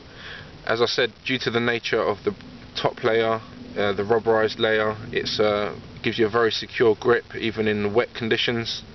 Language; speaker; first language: English; native; English